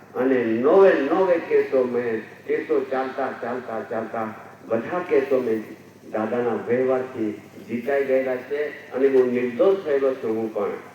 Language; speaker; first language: Gujarati; non-native, local second language; Bhili